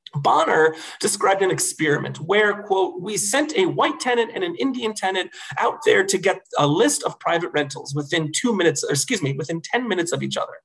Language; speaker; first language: English; native; English